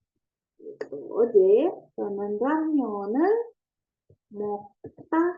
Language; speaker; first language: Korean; non-native, fluent; Indonesian